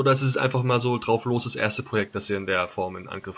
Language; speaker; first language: German; native; German